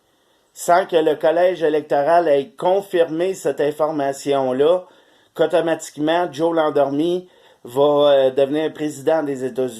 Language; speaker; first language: French; native; French